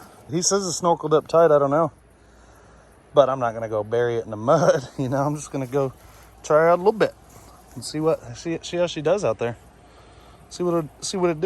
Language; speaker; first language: English; native; English